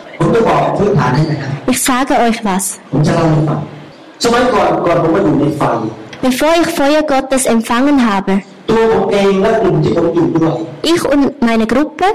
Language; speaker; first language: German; non-native, learner; Thai